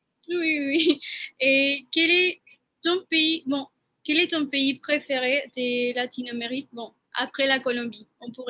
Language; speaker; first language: French; non-native, fluent; Spanish